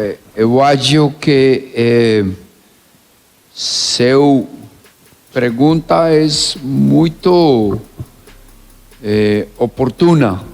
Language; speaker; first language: Portuguese; non-native, learner; Spanish